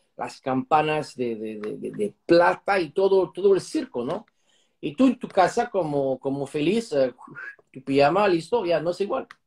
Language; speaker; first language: Spanish; non-native, fluent; English